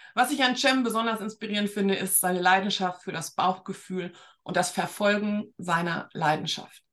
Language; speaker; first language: German; native; German